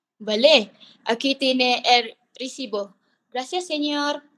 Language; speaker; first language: Spanish; non-native, learner; Malay